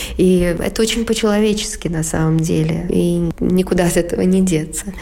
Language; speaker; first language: Russian; native; Russian